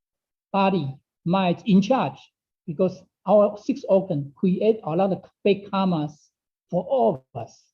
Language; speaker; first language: English; non-native, fluent; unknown